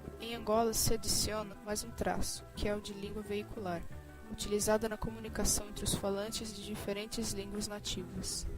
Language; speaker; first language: Portuguese; native; Portuguese